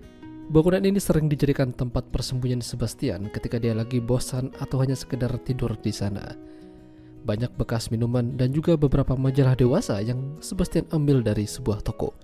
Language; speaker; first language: Indonesian; non-native, local second language; Javanese